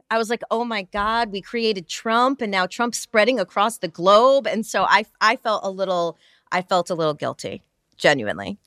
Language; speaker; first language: English; native; English